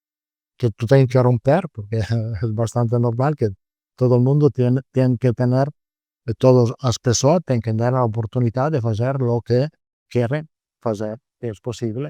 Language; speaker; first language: Portuguese; non-native, learner; Italian